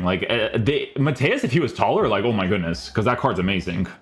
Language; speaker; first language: English; native; English